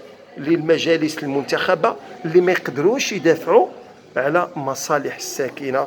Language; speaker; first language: Arabic; native; Arabic